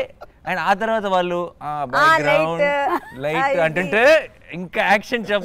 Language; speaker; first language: Telugu; native; Telugu